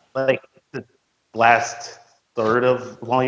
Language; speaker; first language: English; native; English